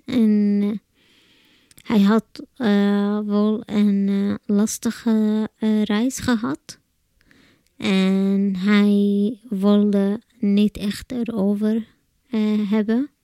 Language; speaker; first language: Dutch; non-native, learner; Arabic